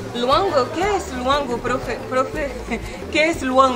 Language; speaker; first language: Spanish; non-native, learner; French